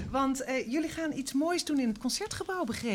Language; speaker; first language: Dutch; native; Dutch